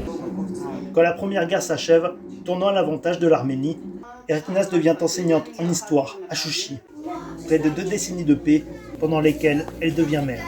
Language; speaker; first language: French; native; French